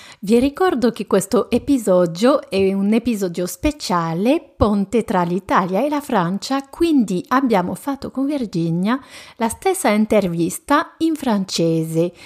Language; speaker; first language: Italian; non-native, fluent; French